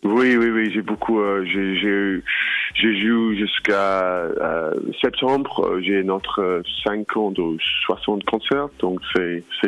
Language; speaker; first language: French; non-native, learner; English